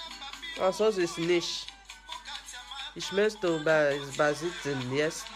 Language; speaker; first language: German; non-native, learner; French